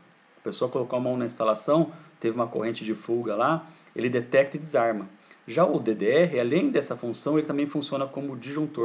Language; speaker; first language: Portuguese; native; Portuguese